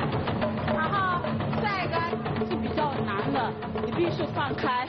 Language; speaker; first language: Chinese; non-native, fluent; Akan